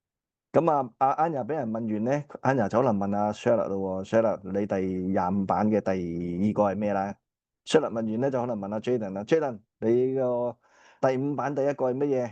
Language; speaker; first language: Cantonese; native; Cantonese